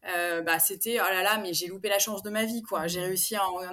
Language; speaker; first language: French; native; French